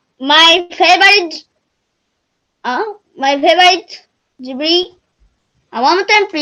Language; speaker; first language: English; non-native, learner; Japanese